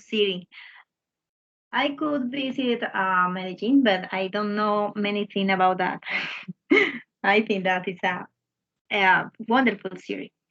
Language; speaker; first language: English; non-native, fluent; Spanish